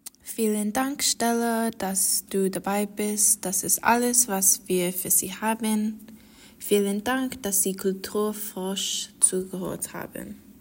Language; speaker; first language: German; non-native, learner; English